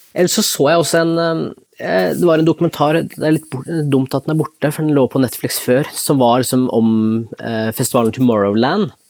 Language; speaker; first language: Norwegian; early bilingual, other home language; Spanish